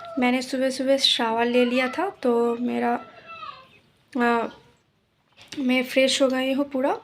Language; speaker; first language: Hindi; non-native, local second language; Bangla